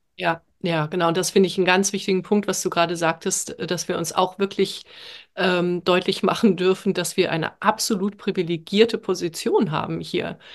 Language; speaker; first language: German; non-native, fluent; Swedish